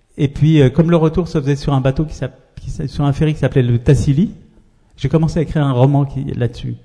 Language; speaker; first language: French; early bilingual, other home language; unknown